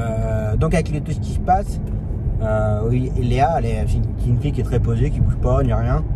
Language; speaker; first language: French; native; French